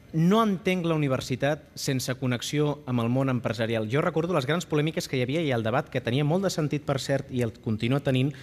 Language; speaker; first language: Catalan; native; Catalan